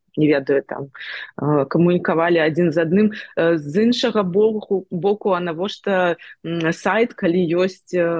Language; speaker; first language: Belarusian; non-native, local second language; Russian